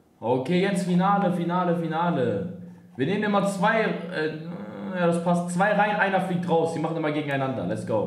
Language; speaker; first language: German; native; German